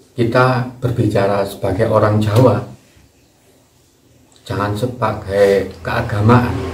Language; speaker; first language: Indonesian; non-native, local second language; Javanese